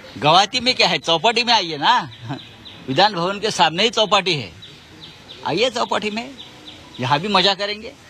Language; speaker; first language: Hindi; non-native, local second language; Marathi